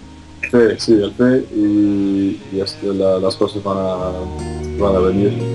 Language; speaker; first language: Spanish; non-native, fluent; English